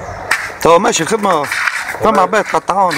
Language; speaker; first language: Arabic; native; Arabic